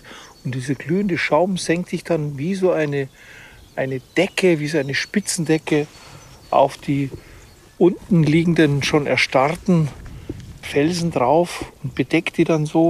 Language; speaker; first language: German; native; German